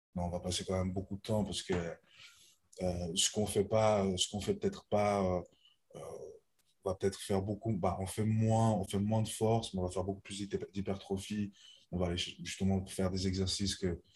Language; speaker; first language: French; native; French